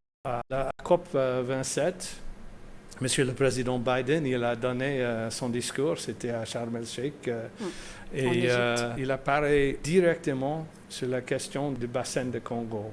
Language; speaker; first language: French; non-native, fluent; English